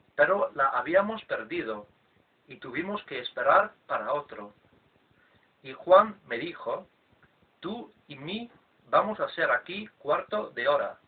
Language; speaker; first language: Spanish; non-native, fluent; English